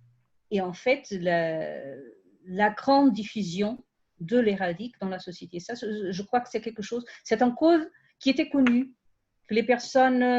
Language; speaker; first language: French; non-native, fluent; Portuguese